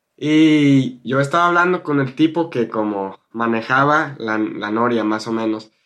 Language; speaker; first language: Spanish; non-native, fluent; English